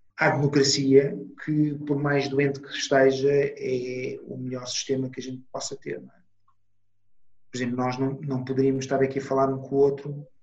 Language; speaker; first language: Portuguese; non-native, fluent; Italian